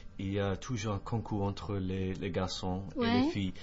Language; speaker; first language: French; non-native, fluent; English